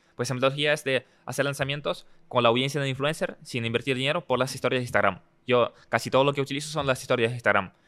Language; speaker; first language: Spanish; early bilingual, other home language; Russian